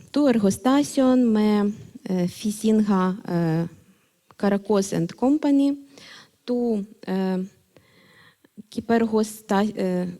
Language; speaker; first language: Greek; non-native, fluent; Ukrainian